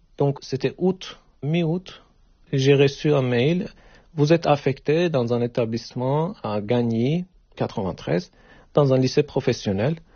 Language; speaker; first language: French; non-native, learner; Turkish